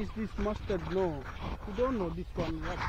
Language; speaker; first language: English; non-native, learner; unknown